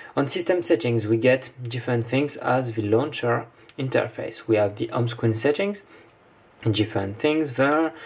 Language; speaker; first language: English; non-native, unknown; French